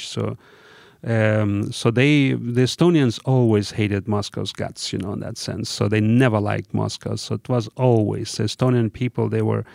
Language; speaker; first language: English; non-native, fluent; Russian